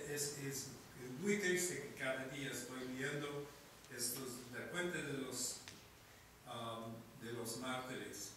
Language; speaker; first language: Spanish; non-native, fluent; English